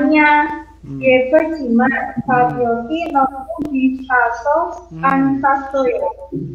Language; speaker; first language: Korean; non-native, learner; Indonesian